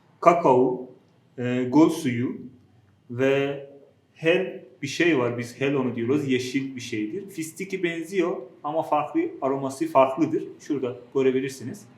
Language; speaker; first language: Turkish; non-native, fluent; Persian